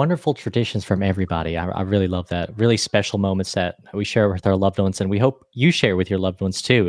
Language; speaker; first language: English; native; English